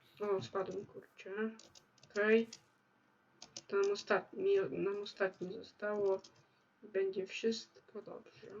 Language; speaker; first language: Polish; native; Polish